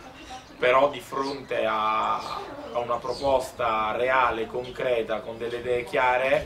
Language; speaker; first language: Italian; native; Italian